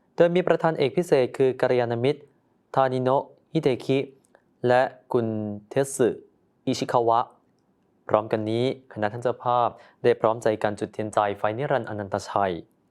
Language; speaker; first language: Thai; native; Thai